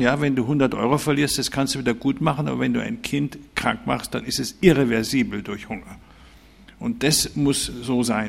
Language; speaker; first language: German; native; German